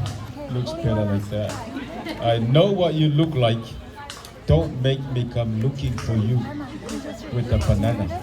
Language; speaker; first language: English; non-native, local second language; Samoan